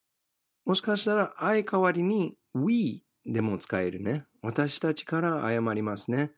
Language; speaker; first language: Japanese; non-native, fluent; English